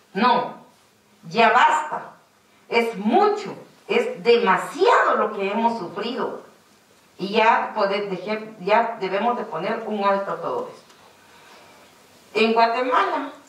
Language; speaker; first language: Spanish; native; Spanish